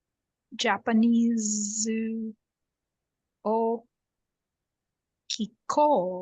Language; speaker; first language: Japanese; non-native, learner; English